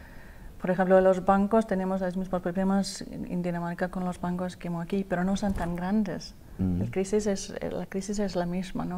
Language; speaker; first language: Spanish; non-native, learner; Danish